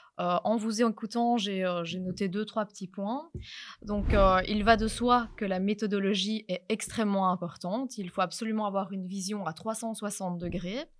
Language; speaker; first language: French; native; French